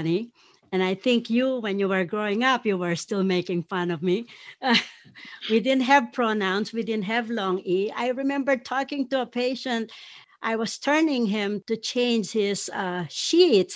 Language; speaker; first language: English; non-native, local second language; Pampanga